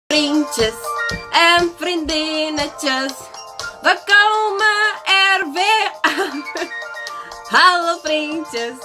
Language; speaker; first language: Dutch; non-native, fluent; Portuguese